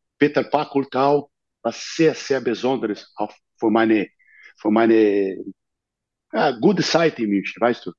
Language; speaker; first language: German; non-native, learner; Portuguese